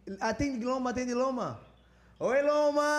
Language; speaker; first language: Portuguese; native; Portuguese